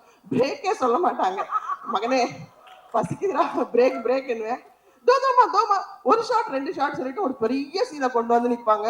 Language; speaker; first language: Tamil; native; Tamil